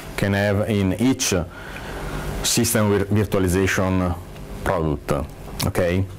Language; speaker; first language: English; non-native, fluent; Italian